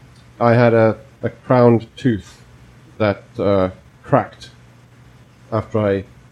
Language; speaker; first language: English; non-native, local second language; Afrikaans